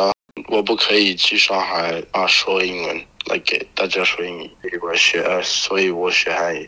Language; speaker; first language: Chinese; non-native, learner; English